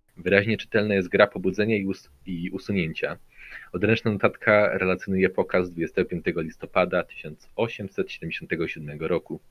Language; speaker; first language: Polish; native; Polish